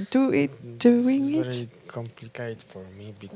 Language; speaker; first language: English; non-native, learner; Polish